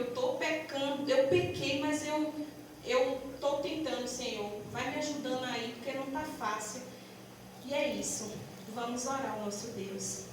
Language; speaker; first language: Portuguese; native; Portuguese